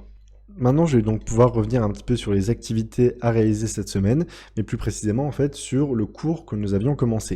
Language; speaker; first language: French; native; French